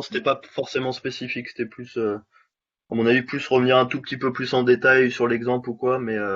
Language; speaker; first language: French; native; French